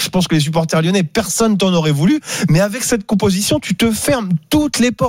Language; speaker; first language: French; native; French